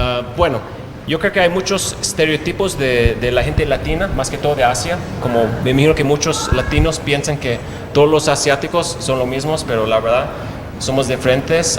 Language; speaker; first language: Spanish; non-native, fluent; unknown